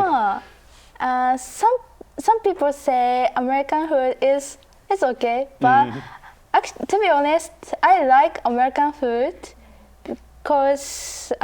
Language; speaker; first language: English; non-native, learner; Japanese